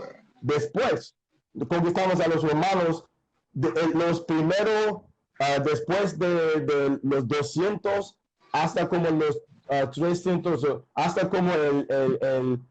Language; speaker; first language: Spanish; non-native, fluent; English